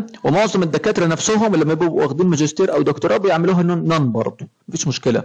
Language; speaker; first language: Arabic; native; Arabic